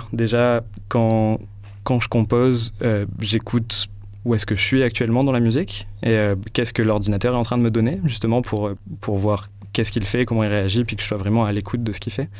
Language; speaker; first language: French; native; French